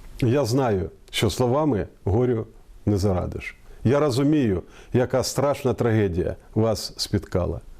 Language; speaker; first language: Ukrainian; non-native, local second language; Russian